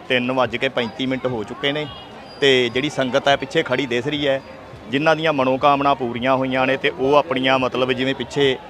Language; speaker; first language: Punjabi; native; Punjabi